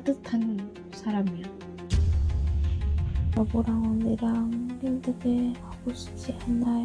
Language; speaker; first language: Korean; non-native, learner; Vietnamese